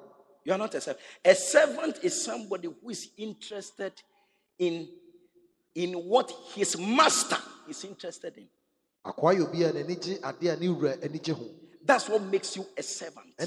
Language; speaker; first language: English; non-native, local second language; Ga